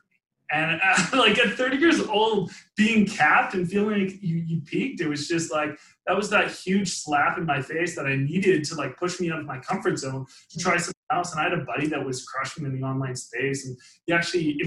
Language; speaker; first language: English; native; English